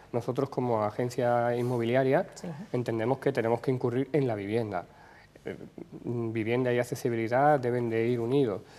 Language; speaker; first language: Spanish; native; Spanish